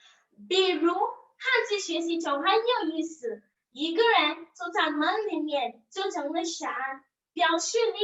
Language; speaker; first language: Chinese; non-native, learner; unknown